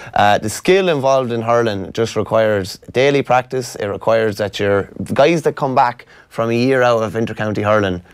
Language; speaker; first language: English; native; English